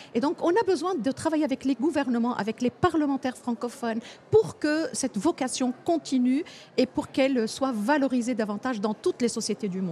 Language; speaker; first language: French; non-native, local second language; Arabic